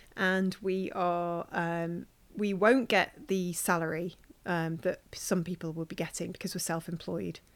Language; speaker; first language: English; native; English